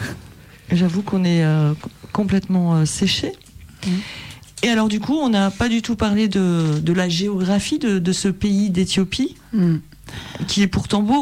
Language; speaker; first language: French; native; French